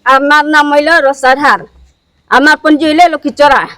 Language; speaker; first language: Bangla; non-native, local second language; Khasi